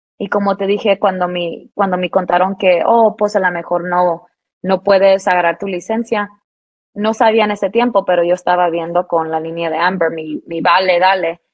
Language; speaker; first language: Spanish; early bilingual, heritage; Spanish